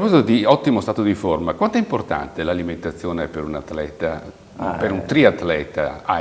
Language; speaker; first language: Italian; native; Italian